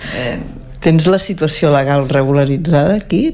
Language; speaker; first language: Catalan; native; Catalan